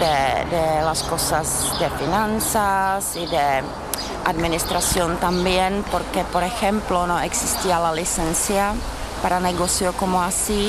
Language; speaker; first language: Spanish; non-native, fluent; Czech